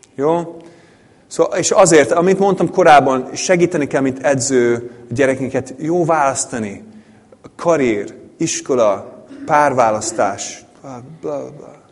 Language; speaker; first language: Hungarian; native; Hungarian